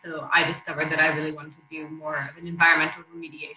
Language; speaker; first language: English; native; English